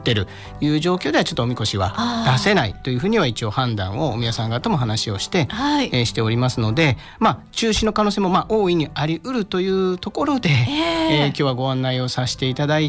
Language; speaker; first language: Japanese; native; Japanese